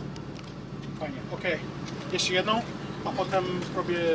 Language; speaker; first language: Polish; non-native, learner; English